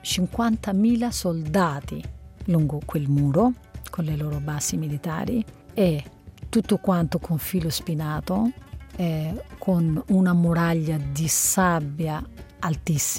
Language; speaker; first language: Italian; non-native, fluent; Arabic